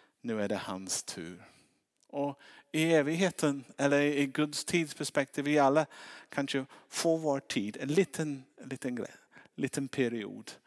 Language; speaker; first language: Swedish; non-native, fluent; English